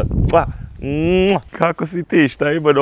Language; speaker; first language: Bosnian; non-native, learner; English